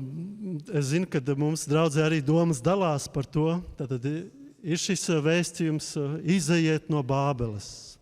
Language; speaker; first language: Latvian; native; Latvian